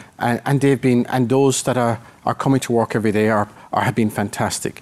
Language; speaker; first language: English; native; English